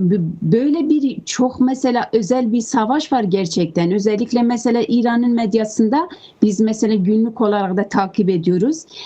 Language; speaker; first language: Turkish; non-native, fluent; Kurdish